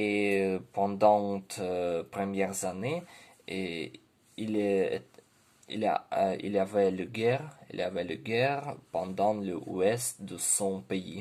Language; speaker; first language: French; non-native, learner; Ukrainian